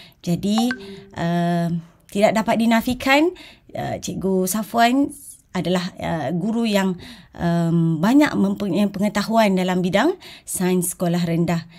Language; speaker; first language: Malay; native; Malay